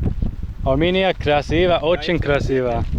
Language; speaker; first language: Russian; non-native, learner; English